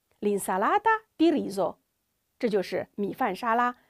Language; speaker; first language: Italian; non-native, fluent; Chinese